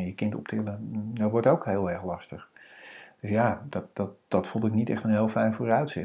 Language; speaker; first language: Dutch; native; Dutch